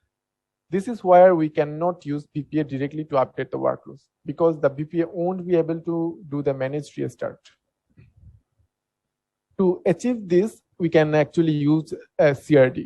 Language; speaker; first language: English; non-native, local second language; Bangla